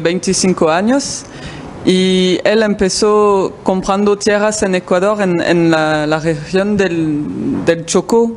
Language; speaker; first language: Spanish; non-native, fluent; French